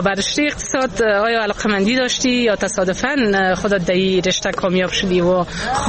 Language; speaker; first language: Persian; native; Persian